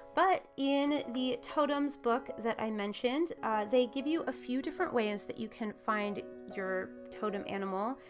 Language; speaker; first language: English; native; English